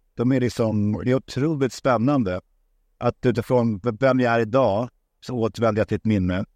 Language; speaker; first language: Swedish; native; Swedish